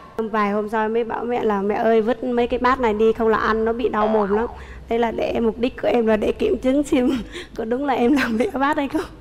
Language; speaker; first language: Vietnamese; native; Vietnamese